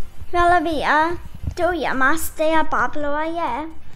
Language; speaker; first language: Spanish; non-native, learner; English